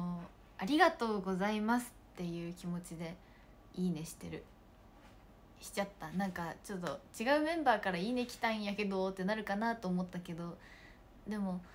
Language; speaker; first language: Japanese; native; Japanese